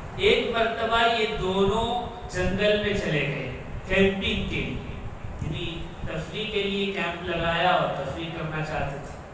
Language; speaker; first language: Urdu; native; Urdu